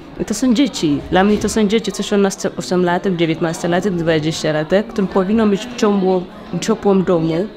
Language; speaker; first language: Polish; non-native, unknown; Tigrinya